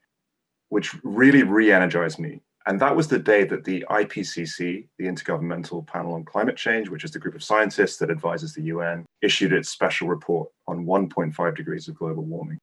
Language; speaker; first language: English; non-native, local second language; Cantonese